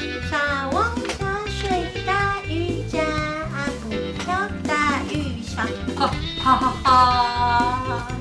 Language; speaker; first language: Chinese; native; Chinese